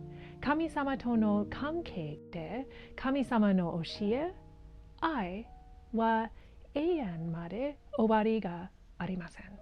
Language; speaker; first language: Japanese; non-native, learner; English